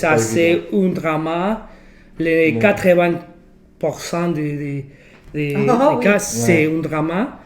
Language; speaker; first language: French; non-native, fluent; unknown